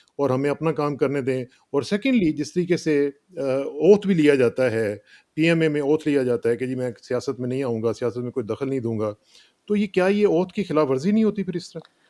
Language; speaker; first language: Urdu; non-native, local second language; Punjabi